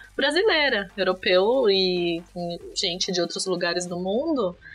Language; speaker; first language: Portuguese; native; Portuguese